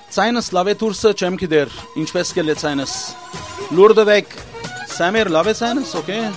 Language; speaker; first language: Armenian; early bilingual, heritage; Armenian